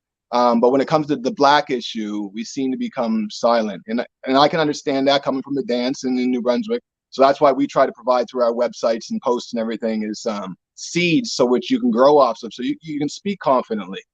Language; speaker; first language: English; native; English